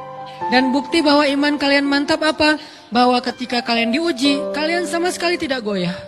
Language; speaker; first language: Indonesian; native; Indonesian